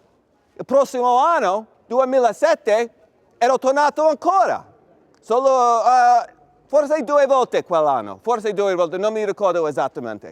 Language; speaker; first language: Italian; non-native, fluent; English